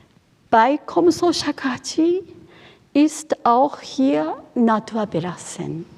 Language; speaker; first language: German; non-native, fluent; Japanese